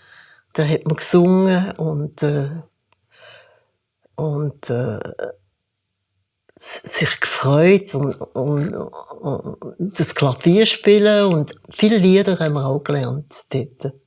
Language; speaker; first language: German; early bilingual, heritage; German